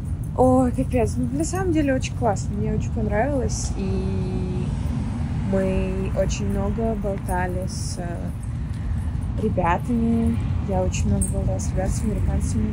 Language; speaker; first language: Russian; native; Russian